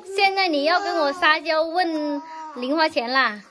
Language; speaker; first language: Chinese; non-native, fluent; Vietnamese